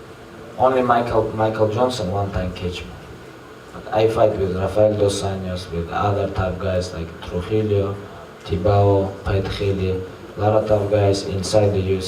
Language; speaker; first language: English; non-native, learner; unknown